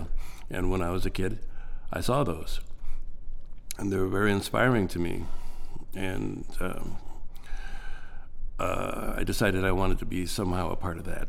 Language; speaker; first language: English; native; English